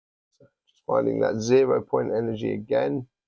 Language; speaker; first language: English; native; English